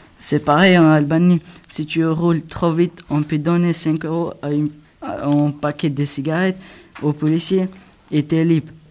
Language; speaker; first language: French; non-native, learner; Albanian